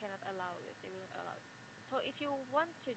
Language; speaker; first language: English; non-native, fluent; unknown